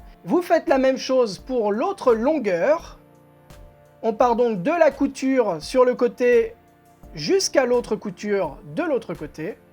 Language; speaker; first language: French; native; French